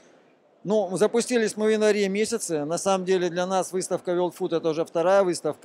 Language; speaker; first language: Russian; native; Russian